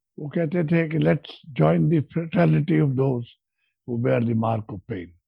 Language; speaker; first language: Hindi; native; Hindi